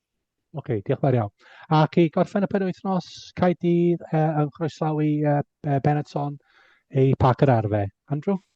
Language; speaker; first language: Welsh; native; Welsh